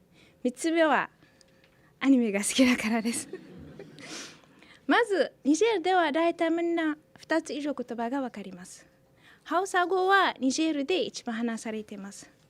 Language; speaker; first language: Japanese; non-native, fluent; Hausa